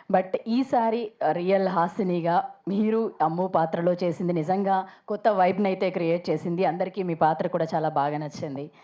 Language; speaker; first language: Telugu; native; Telugu